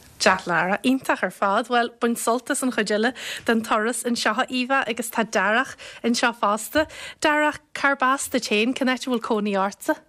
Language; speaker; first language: Irish; native; Irish